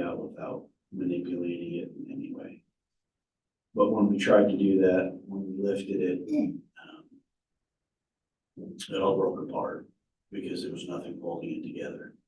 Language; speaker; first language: English; native; English